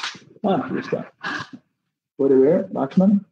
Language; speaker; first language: Spanish; non-native, fluent; English